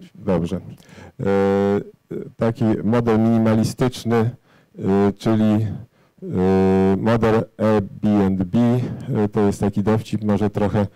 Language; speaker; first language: Polish; native; Polish